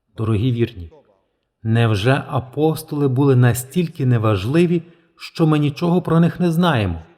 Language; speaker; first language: Ukrainian; native; Ukrainian